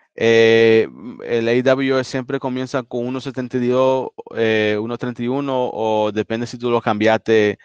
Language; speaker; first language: Spanish; early bilingual, heritage; Spanish